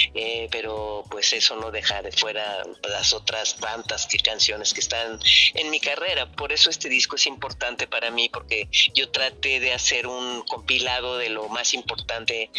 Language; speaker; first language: Spanish; native; Spanish